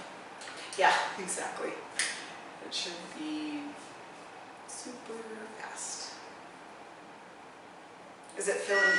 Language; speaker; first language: English; native; English